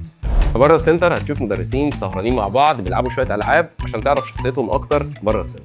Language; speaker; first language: Arabic; native; Arabic